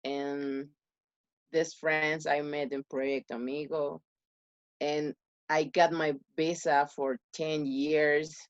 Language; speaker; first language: English; non-native, learner; Spanish